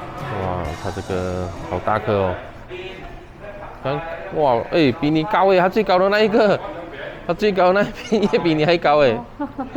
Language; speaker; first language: Chinese; native; Chinese